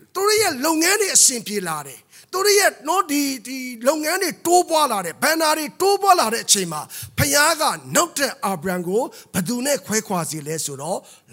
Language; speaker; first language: Burmese; non-native, local second language; S'gaw Karen